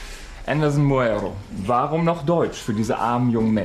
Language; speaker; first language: German; native; German